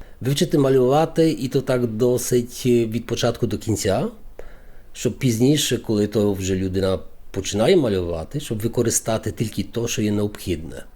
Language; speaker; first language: Ukrainian; native; Ukrainian